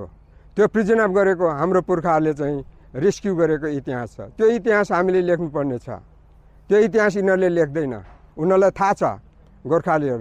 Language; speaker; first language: Nepali; native; Nepali